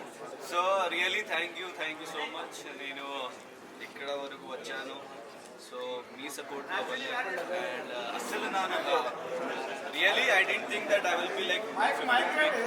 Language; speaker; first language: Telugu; non-native, learner; Hindi